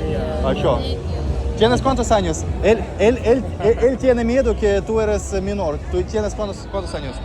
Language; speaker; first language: Spanish; non-native, learner; Russian